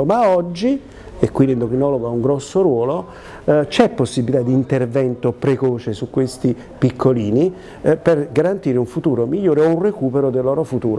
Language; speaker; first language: Italian; native; Italian